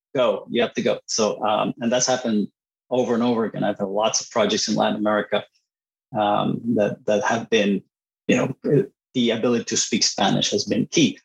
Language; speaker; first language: English; non-native, fluent; Spanish